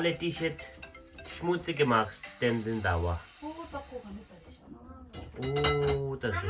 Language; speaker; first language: German; non-native, learner; Tibetan